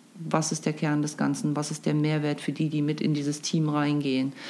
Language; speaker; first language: German; native; German